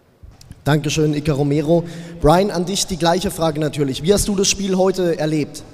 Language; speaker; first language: German; native; German